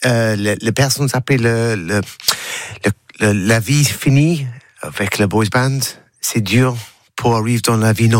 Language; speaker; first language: French; non-native, learner; English